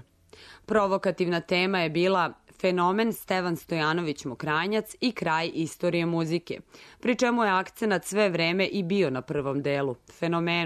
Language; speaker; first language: Serbian; native; Serbian